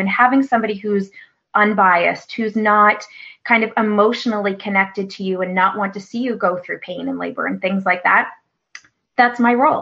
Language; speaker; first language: English; native; English